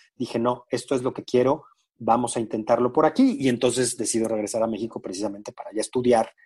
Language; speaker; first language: Spanish; native; Spanish